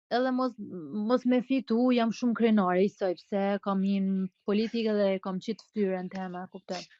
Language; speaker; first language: Albanian; early bilingual, heritage; Albanian